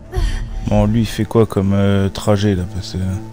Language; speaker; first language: French; native; French